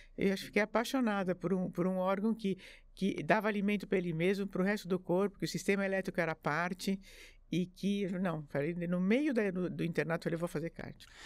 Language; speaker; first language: Portuguese; early bilingual, other home language; French